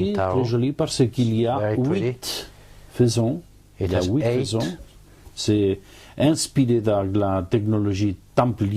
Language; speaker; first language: French; non-native, learner; Catalan